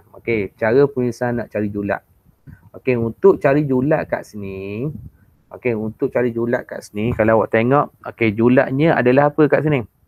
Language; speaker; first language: Malay; native; Malay